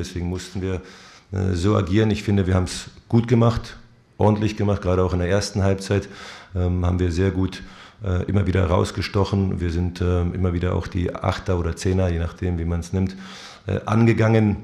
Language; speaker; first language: German; native; German